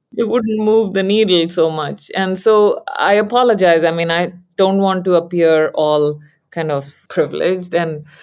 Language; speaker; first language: English; non-native, local second language; Hindi